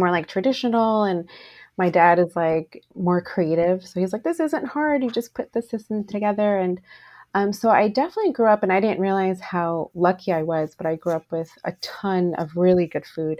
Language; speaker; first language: English; native; English